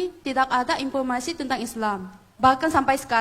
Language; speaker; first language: Indonesian; non-native, learner; Korean